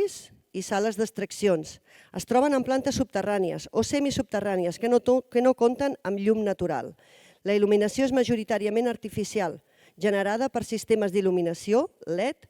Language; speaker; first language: Catalan; native; Catalan